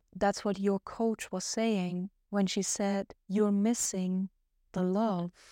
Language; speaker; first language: English; non-native, fluent; German